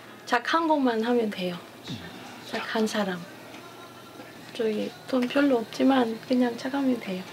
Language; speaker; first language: Korean; non-native, learner; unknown